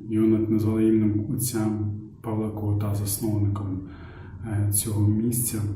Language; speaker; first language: Ukrainian; native; Ukrainian